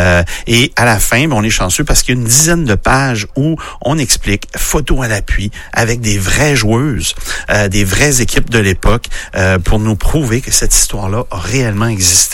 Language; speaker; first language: French; native; French